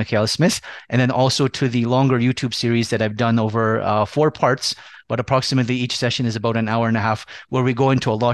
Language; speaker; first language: English; native; English